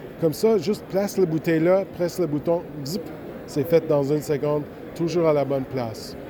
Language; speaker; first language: French; non-native, local second language; English